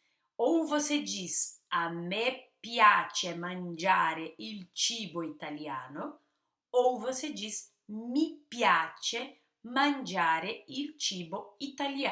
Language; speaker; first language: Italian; non-native, fluent; Portuguese